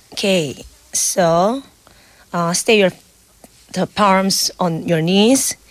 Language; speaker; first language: English; non-native, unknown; Korean